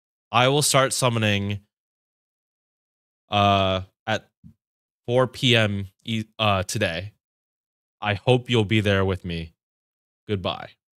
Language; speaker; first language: English; native; English